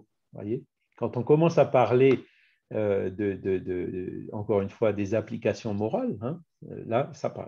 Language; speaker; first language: French; native; French